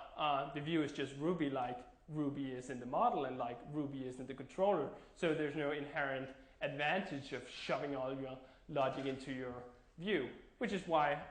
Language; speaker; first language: English; non-native, fluent; Danish